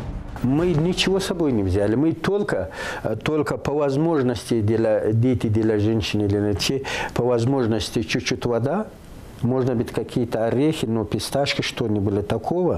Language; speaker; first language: Russian; non-native, learner; Pashto